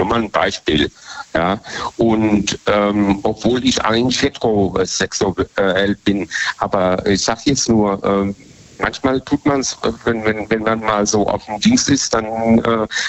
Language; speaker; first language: German; native; German